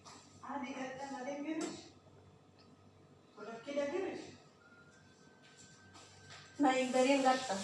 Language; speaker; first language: Arabic; non-native, learner; Bangla